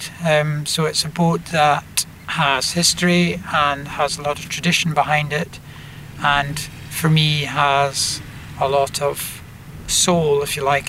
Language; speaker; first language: English; native; English